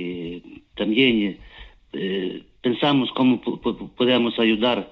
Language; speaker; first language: Spanish; non-native, learner; Ukrainian